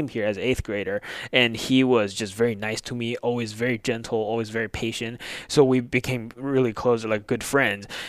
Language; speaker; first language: English; non-native, fluent; Chinese